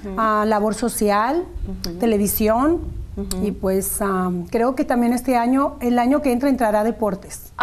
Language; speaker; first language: Spanish; native; Spanish